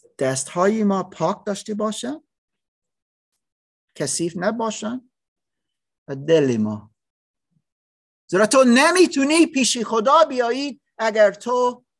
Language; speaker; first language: Persian; non-native, learner; English